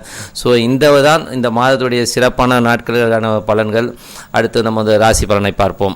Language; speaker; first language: Tamil; native; Tamil